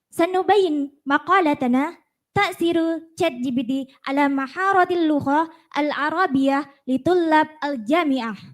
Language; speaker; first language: Arabic; non-native, learner; Indonesian